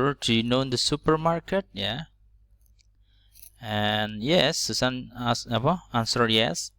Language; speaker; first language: English; non-native, learner; Indonesian